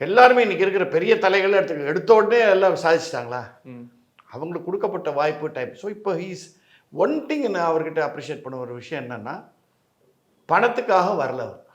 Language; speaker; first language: Tamil; native; Tamil